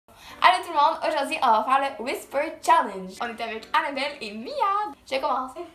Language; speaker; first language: French; native; French